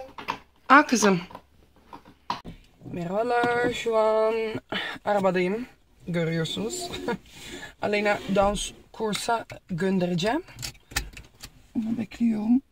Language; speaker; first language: Turkish; non-native, learner; Dutch